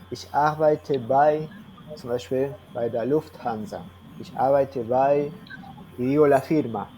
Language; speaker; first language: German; non-native, fluent; Spanish